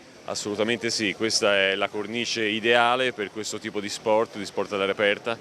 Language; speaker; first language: Italian; native; Italian